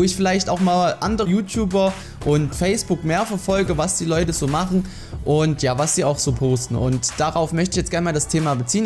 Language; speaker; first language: German; native; German